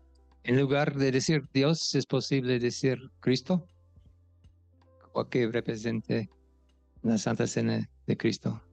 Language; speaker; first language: Spanish; non-native, fluent; English